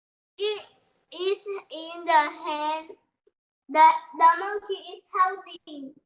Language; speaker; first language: English; non-native, learner; Vietnamese